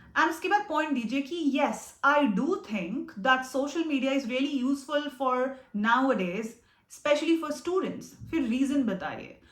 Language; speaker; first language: Hindi; native; Hindi